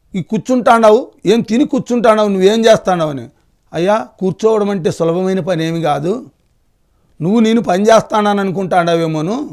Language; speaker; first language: Telugu; native; Telugu